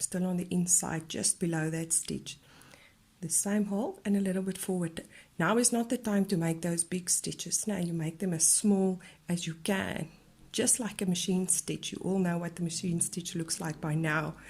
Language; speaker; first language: English; non-native, local second language; Afrikaans